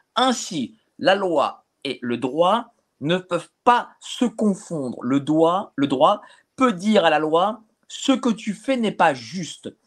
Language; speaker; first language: French; native; French